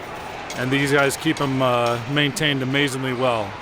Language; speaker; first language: English; native; English